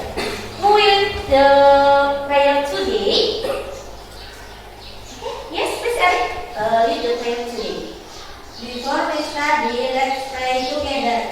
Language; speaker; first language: English; non-native, learner; Indonesian